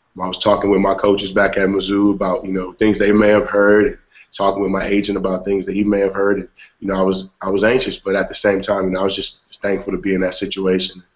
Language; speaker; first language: English; native; English